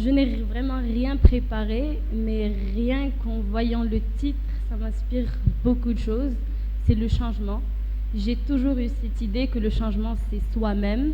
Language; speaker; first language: French; non-native, local second language; Arabic